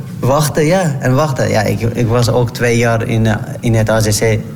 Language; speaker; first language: Dutch; non-native, learner; Turkish